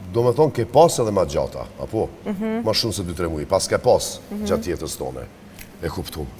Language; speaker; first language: Albanian; native; Albanian